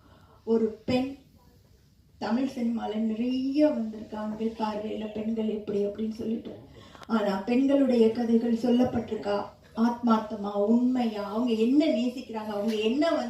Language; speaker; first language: Tamil; native; Tamil